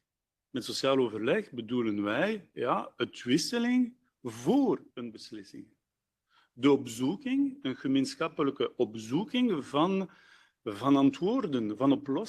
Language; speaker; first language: Dutch; non-native, local second language; French